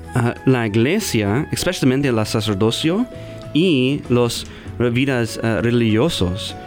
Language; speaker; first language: Spanish; non-native, learner; English